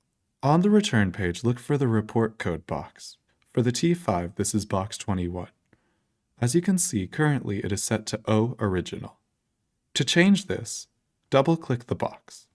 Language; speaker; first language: English; native; English